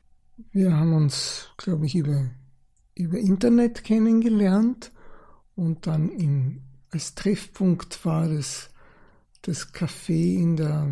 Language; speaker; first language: German; early bilingual, other home language; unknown